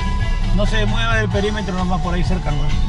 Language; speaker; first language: Spanish; native; Spanish